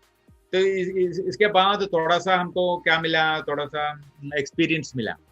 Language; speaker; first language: Hindi; non-native, local second language; Malayalam